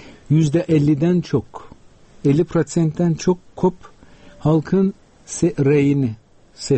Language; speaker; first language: Turkish; non-native, fluent; Uzbek